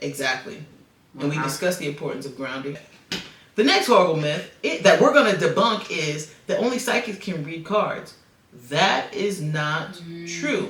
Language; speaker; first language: English; native; English